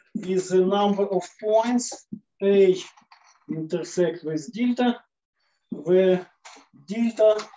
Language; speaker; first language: English; non-native, fluent; Russian